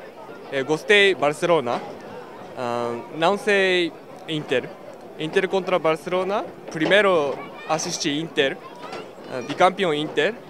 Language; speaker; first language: Portuguese; non-native, learner; Japanese